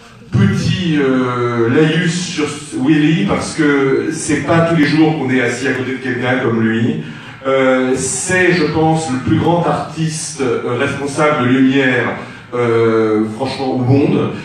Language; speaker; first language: French; native; French